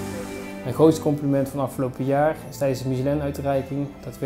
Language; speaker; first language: Dutch; native; Dutch